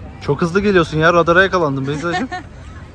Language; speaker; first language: Turkish; native; Turkish